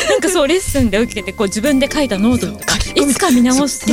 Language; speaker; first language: Japanese; native; Japanese